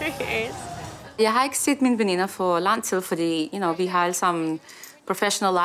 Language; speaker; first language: Danish; non-native, fluent; Russian